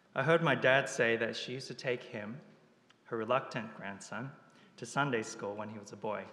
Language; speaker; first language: English; early bilingual, other home language; Japanese